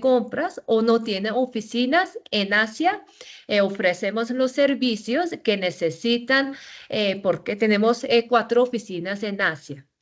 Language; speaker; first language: Spanish; non-native, fluent; Korean